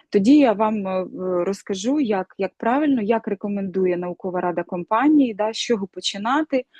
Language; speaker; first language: Ukrainian; non-native, local second language; Russian